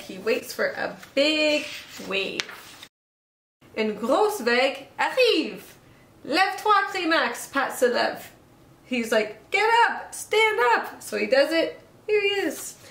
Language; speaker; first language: English; native; English